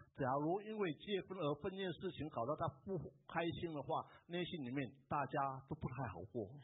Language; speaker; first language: Chinese; native; Chinese